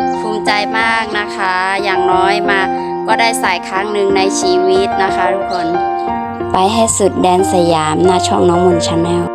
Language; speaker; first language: Thai; non-native, local second language; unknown